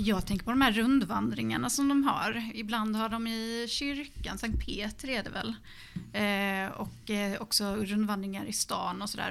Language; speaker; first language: Swedish; native; Swedish